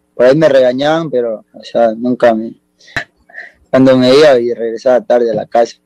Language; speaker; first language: Spanish; native; Spanish